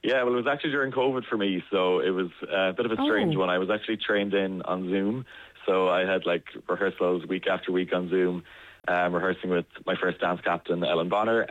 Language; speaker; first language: English; native; English